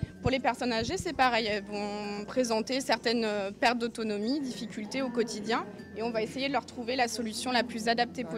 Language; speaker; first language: French; native; French